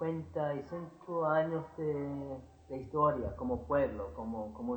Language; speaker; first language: Spanish; non-native, fluent; English